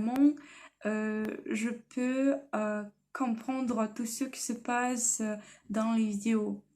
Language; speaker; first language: French; non-native, learner; Russian